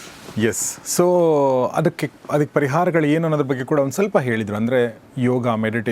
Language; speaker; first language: Kannada; native; Kannada